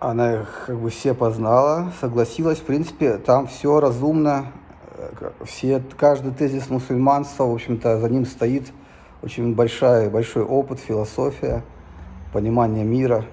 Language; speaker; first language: Russian; native; Russian